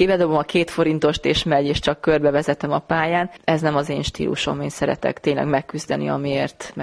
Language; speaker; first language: Hungarian; native; Hungarian